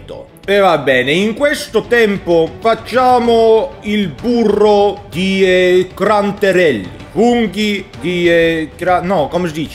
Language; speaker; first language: Italian; non-native, learner; Swedish